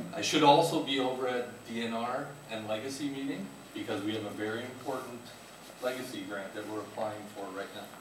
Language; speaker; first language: English; native; English